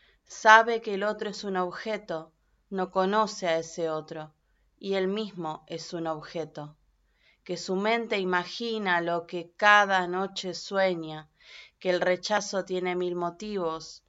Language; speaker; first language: Spanish; native; Spanish